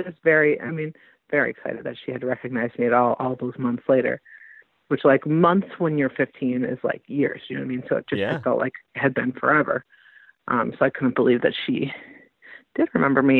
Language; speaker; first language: English; native; English